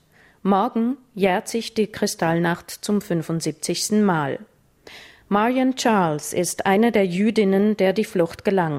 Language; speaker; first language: German; native; German